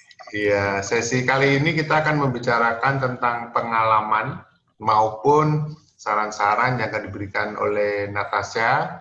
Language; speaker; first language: Indonesian; native; Indonesian